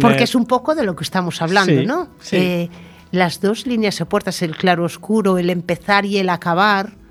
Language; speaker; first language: Spanish; native; Spanish